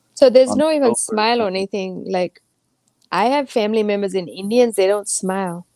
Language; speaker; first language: English; non-native, local second language; Gujarati